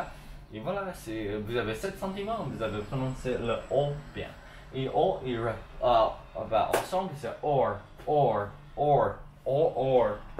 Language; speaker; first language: French; non-native, learner; English